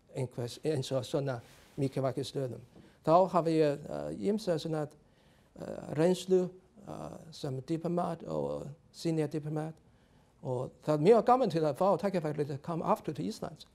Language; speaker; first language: Icelandic; non-native, fluent; Chinese